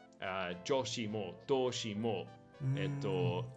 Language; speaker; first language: Japanese; non-native, learner; English